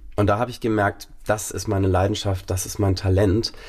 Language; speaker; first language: German; native; German